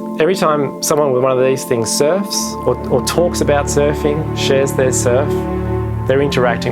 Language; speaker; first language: English; native; English